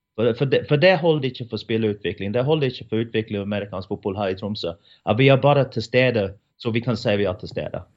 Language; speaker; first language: Norwegian; non-native, fluent; English